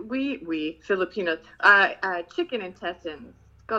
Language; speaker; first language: English; non-native, local second language; Filipino